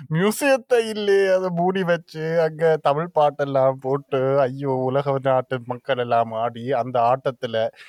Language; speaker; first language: Tamil; native; Tamil